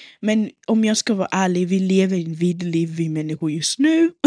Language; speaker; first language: Swedish; non-native, local second language; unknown